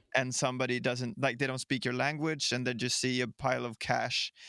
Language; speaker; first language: English; non-native, fluent; Swedish